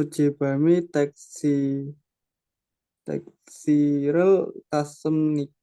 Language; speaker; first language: Korean; non-native, learner; Indonesian